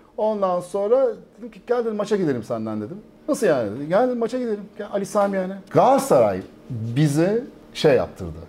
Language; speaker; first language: Turkish; early bilingual, heritage; Turkish